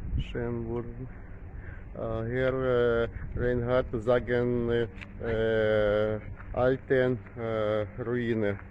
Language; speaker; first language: German; non-native, learner; Ukrainian